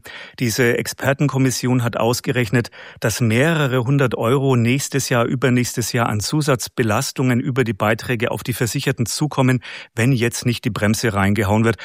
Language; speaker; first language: German; native; German